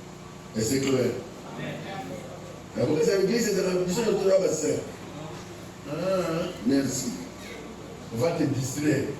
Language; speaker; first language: French; non-native, local second language; Lingala